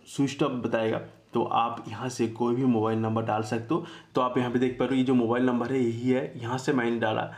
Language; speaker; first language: Hindi; native; Hindi